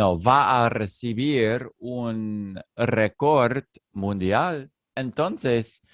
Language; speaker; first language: Spanish; non-native, learner; English